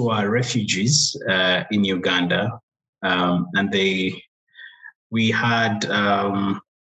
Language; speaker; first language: English; non-native, local second language; Kinyarwanda